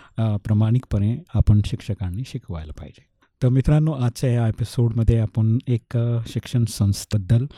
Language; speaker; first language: Marathi; non-native, local second language; Hindi